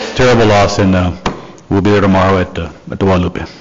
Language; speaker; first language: English; native; English